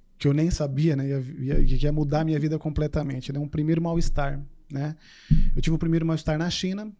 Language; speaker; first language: Portuguese; native; Portuguese